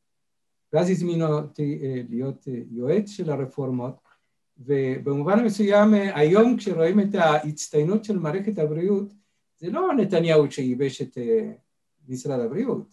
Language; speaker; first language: Hebrew; non-native, fluent; Spanish